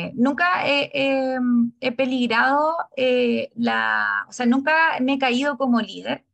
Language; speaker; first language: Spanish; native; Spanish